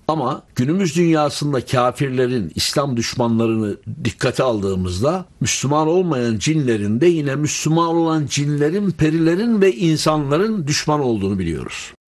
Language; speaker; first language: Turkish; native; Turkish